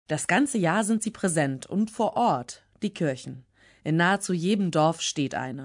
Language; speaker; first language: German; native; German